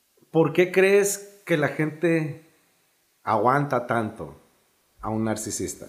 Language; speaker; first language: Spanish; early bilingual, heritage; Spanish